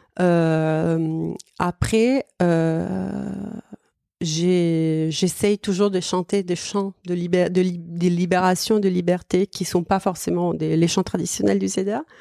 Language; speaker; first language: French; non-native, fluent; Italian